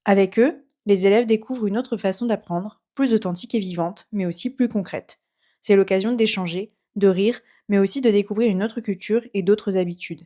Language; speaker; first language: French; native; French